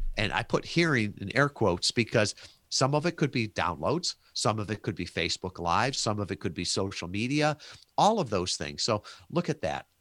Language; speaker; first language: English; native; English